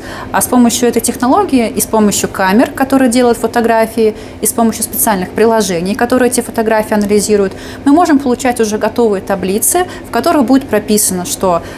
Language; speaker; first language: Russian; native; Russian